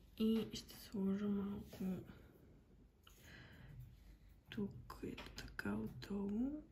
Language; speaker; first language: Bulgarian; native; Bulgarian